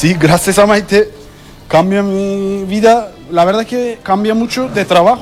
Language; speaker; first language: Spanish; non-native, learner; Turkish